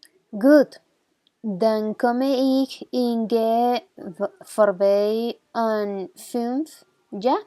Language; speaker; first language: German; non-native, learner; Spanish